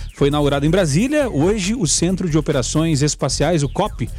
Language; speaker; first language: Portuguese; native; Portuguese